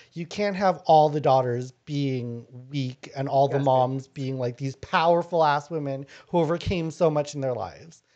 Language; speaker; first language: English; non-native, fluent; Lao